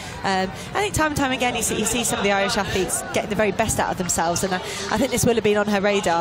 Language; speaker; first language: English; native; English